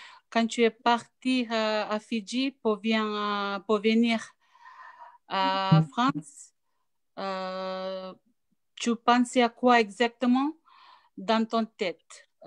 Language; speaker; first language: French; non-native, learner; Fijian